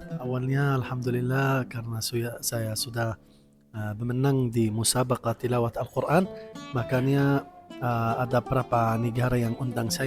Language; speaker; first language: Indonesian; non-native, fluent; Arabic